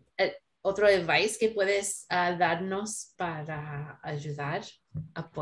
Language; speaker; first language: Spanish; non-native, learner; English